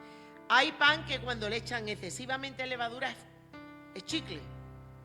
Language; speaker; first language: Spanish; native; Spanish